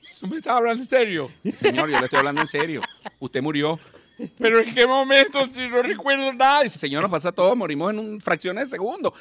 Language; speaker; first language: Spanish; native; Spanish